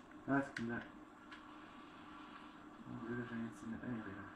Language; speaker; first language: German; native; German